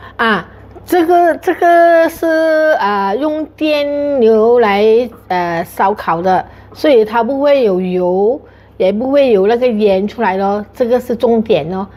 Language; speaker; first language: Chinese; native; Chinese